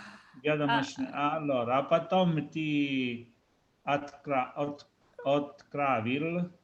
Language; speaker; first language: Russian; non-native, learner; Italian